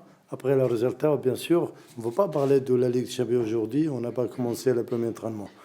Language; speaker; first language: French; non-native, learner; Arabic